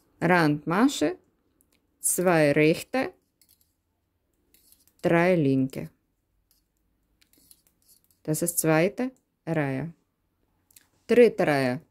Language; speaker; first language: German; non-native, learner; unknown